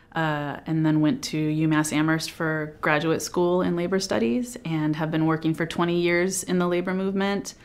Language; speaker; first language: English; native; English